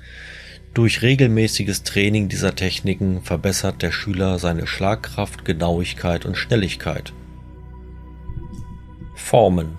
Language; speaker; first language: German; native; German